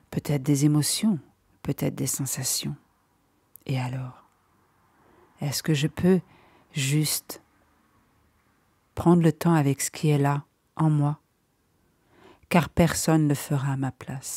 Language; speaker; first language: French; native; French